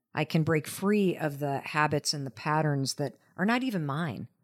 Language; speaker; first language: English; native; English